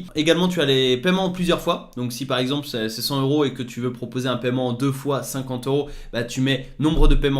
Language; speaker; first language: French; native; French